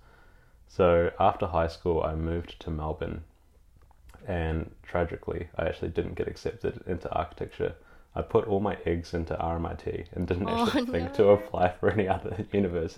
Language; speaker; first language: English; native; English